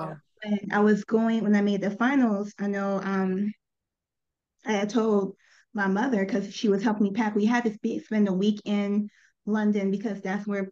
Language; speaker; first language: English; native; English